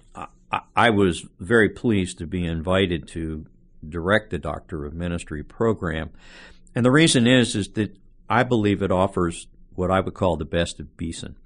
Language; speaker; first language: English; native; English